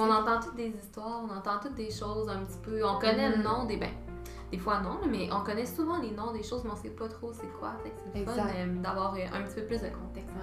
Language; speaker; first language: French; native; French